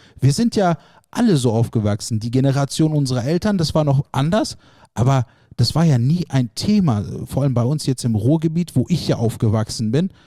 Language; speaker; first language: German; early bilingual, other home language; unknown